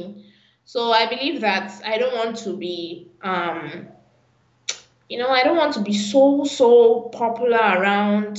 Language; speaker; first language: English; non-native, local second language; Yoruba